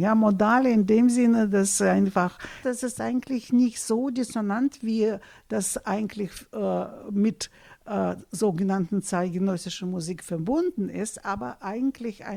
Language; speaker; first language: German; non-native, fluent; Russian